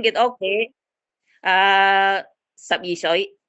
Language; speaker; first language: Cantonese; non-native, learner; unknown